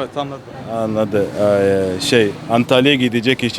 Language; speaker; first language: Turkish; non-native, learner; Arabic